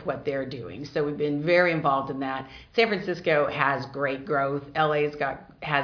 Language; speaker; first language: English; native; English